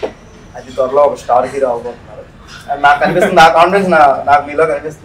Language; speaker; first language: Telugu; native; Telugu